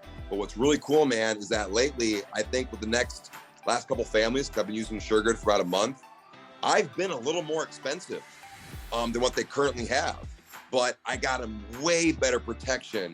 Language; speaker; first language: English; native; English